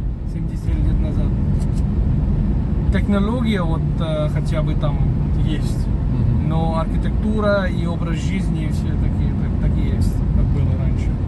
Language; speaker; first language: Russian; non-native, fluent; Hindi